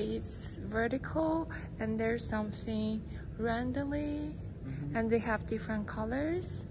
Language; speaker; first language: English; non-native, learner; Chinese